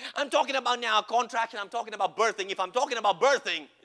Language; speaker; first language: English; non-native, local second language; Malayalam